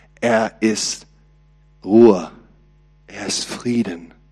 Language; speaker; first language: German; non-native, learner; English